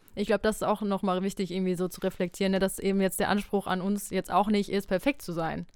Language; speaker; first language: German; native; German